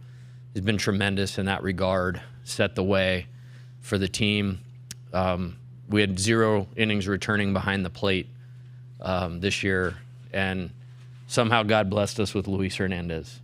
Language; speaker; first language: English; native; English